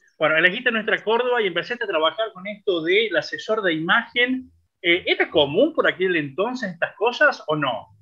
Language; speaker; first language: Spanish; native; Spanish